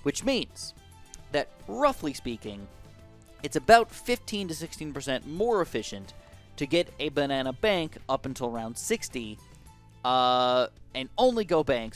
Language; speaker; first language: English; native; English